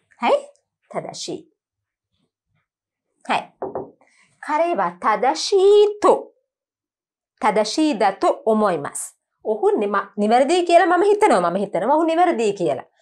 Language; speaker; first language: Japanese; non-native, learner; Sinhala